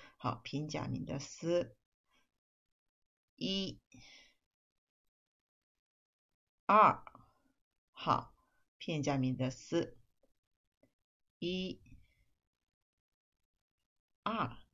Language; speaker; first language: Chinese; non-native, fluent; Japanese